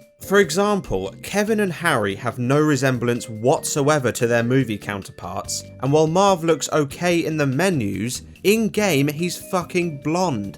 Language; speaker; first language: English; native; English